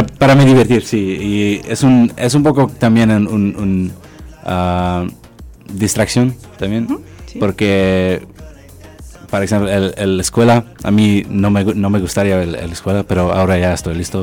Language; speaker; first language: Spanish; early bilingual, heritage; Spanish